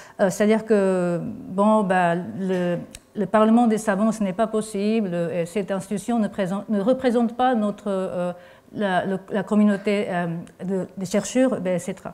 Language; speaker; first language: French; non-native, fluent; Japanese